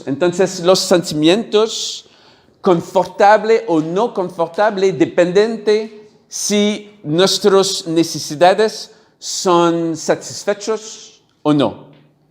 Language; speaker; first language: Spanish; non-native, learner; French